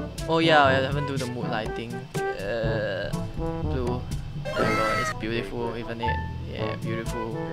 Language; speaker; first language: English; non-native, local second language; Korean